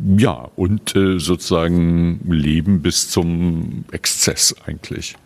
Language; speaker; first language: German; native; German